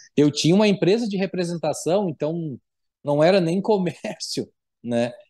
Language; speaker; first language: Portuguese; native; Portuguese